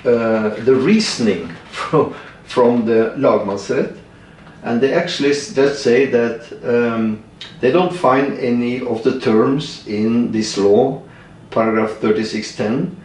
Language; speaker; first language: English; non-native, fluent; Norwegian